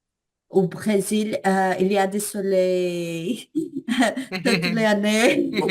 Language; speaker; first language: French; non-native, learner; Portuguese